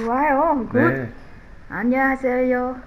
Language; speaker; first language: Korean; non-native, learner; Vietnamese